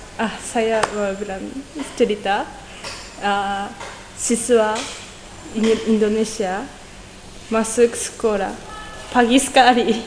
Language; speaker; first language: Indonesian; non-native, learner; Japanese